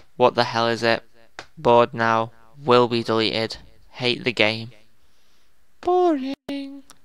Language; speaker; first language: English; native; English